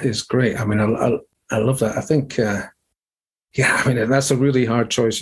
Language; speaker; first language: English; native; English